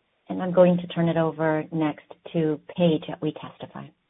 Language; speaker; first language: English; early bilingual, other home language; Spanish